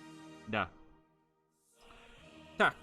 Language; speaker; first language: Russian; non-native, learner; English